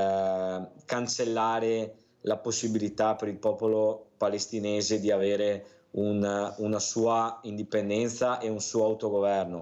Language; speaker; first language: Italian; native; Italian